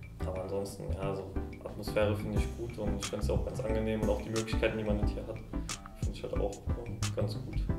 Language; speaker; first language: German; native; German